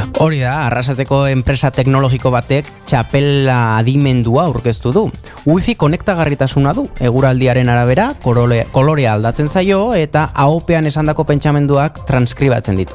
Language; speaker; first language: Basque; native; Basque